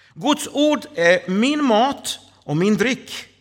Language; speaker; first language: Swedish; non-native, fluent; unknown